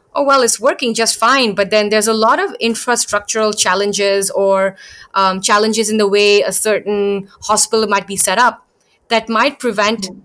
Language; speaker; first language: English; early bilingual, other home language; Thai